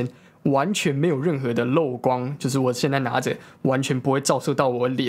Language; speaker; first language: Chinese; native; Chinese